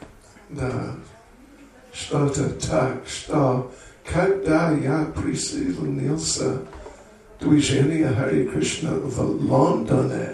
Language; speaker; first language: Russian; non-native, learner; English